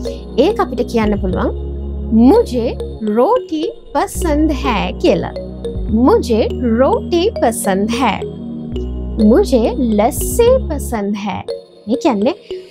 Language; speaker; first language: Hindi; non-native, fluent; Sinhala